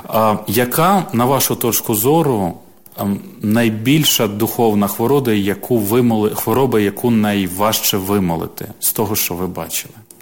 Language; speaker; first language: Ukrainian; native; Ukrainian